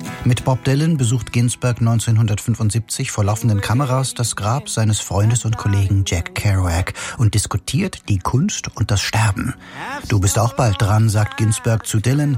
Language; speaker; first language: German; native; German